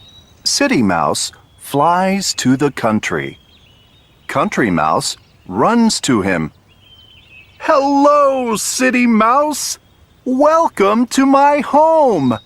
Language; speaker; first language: English; non-native, learner; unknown